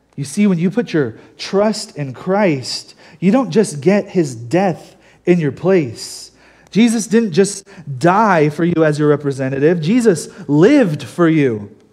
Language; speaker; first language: English; native; English